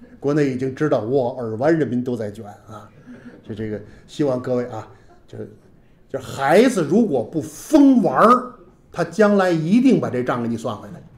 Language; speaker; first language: Chinese; native; Chinese